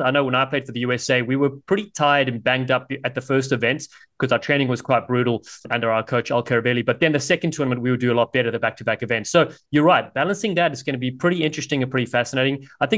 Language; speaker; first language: English; native; English